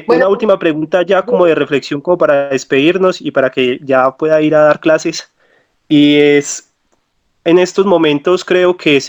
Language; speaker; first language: Spanish; native; Spanish